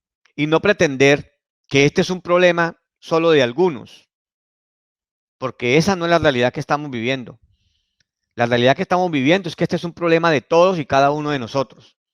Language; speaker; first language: Spanish; native; Spanish